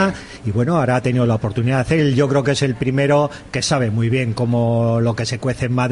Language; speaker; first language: Spanish; native; Spanish